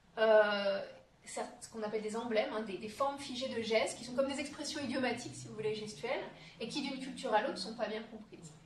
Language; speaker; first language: French; native; French